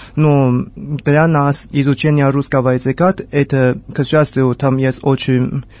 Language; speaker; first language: Russian; non-native, learner; Chinese